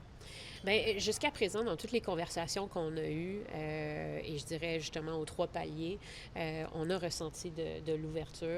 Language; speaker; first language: French; native; French